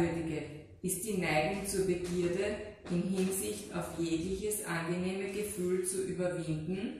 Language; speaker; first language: German; native; German